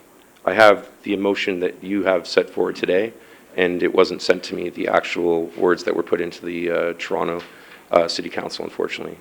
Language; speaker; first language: English; native; English